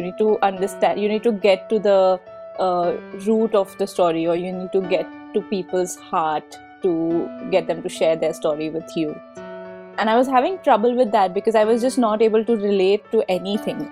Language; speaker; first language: English; non-native, local second language; Hindi